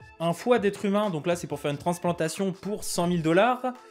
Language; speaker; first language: French; native; French